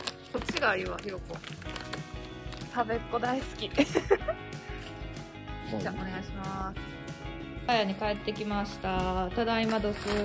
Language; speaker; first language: Japanese; native; Japanese